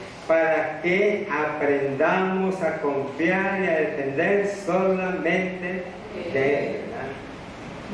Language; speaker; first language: Spanish; native; Spanish